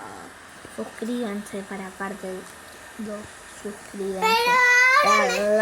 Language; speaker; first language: Spanish; native; Spanish